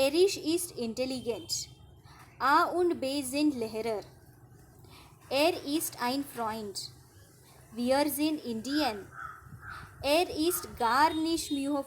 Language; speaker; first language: German; non-native, fluent; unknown